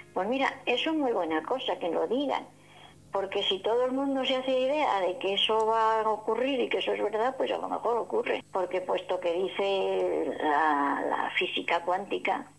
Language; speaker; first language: Spanish; native; Spanish